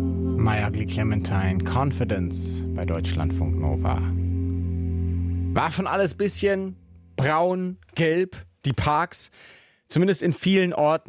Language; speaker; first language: German; native; German